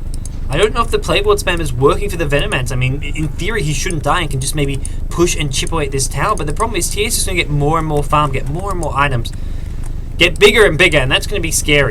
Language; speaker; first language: English; native; English